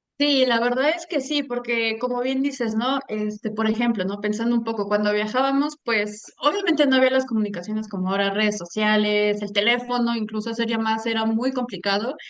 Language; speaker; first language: Spanish; early bilingual, heritage; Spanish